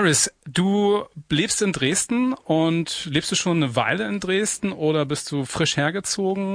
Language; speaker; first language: German; native; German